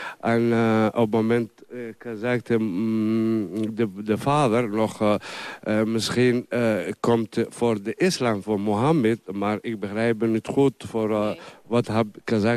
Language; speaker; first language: Dutch; non-native, learner; Somali